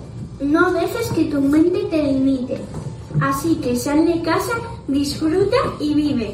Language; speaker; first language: Spanish; native; Spanish